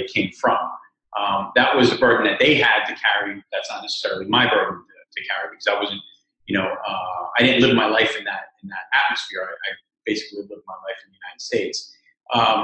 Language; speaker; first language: English; native; English